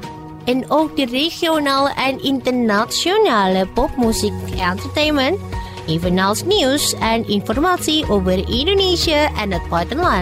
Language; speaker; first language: Dutch; non-native, fluent; Indonesian